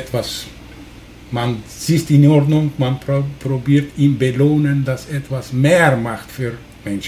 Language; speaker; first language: German; non-native, learner; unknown